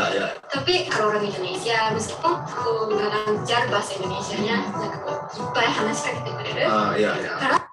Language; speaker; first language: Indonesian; non-native, fluent; Japanese